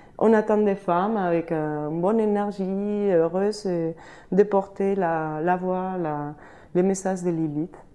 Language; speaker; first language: French; non-native, fluent; Spanish